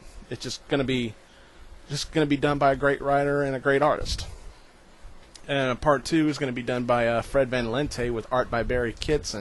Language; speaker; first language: English; native; English